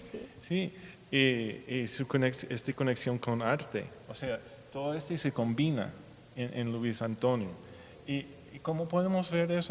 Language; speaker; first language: Spanish; non-native, fluent; English